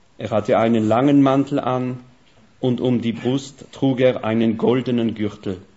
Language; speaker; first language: German; non-native, fluent; French